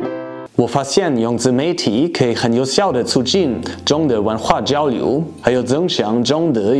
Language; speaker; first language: Chinese; non-native, fluent; German